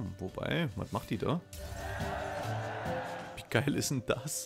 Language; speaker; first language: German; native; German